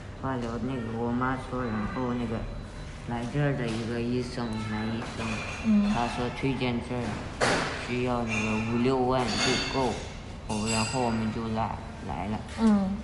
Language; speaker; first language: Chinese; non-native, local second language; Uyghur